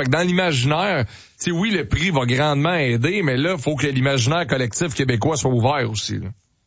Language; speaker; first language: French; native; French